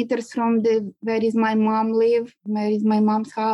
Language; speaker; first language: English; non-native, learner; Ukrainian